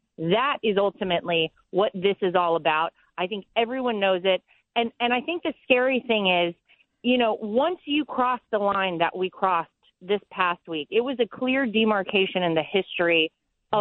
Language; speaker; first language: English; native; English